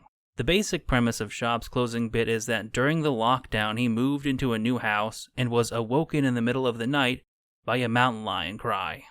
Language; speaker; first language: English; native; English